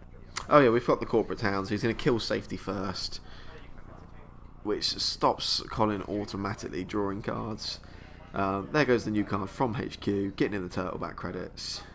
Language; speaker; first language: English; native; English